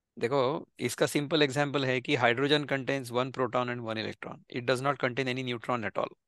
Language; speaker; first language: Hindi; non-native, local second language; Marathi